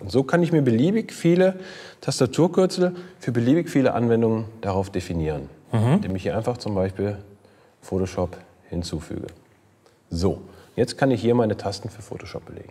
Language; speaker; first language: German; native; German